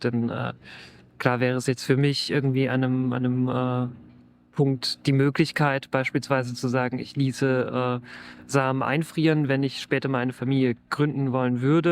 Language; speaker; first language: German; native; German